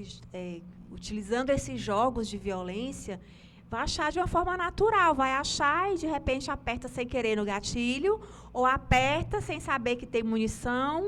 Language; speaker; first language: Portuguese; native; Portuguese